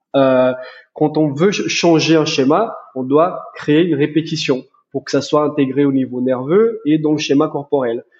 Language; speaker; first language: French; non-native, fluent; Portuguese